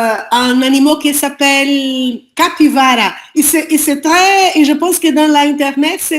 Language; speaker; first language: French; non-native, learner; Portuguese